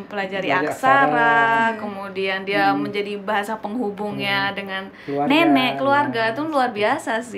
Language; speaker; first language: Indonesian; native; Indonesian